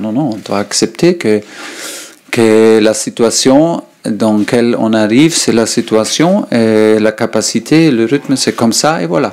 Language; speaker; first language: French; non-native, learner; German